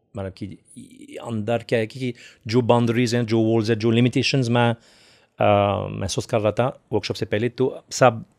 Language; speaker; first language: Hindi; non-native, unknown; French